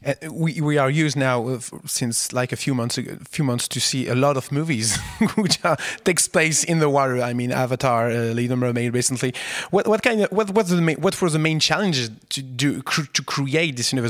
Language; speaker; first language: English; non-native, fluent; French